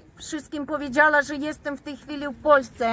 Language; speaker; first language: Polish; non-native, fluent; Ukrainian